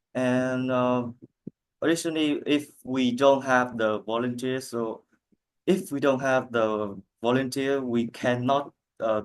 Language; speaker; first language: English; non-native, learner; Vietnamese